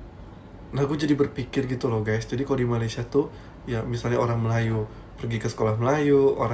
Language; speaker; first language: Indonesian; native; Indonesian